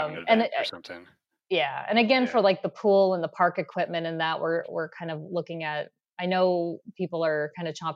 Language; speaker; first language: English; native; English